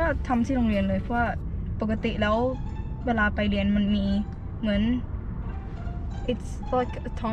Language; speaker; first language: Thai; early bilingual, heritage; Thai